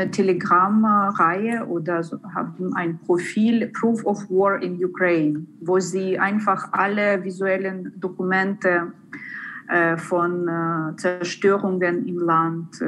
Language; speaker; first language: German; non-native, fluent; Ukrainian